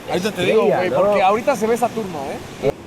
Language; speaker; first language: Spanish; native; Spanish